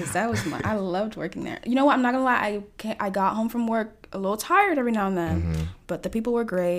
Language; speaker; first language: English; early bilingual, other home language; Haitian Creole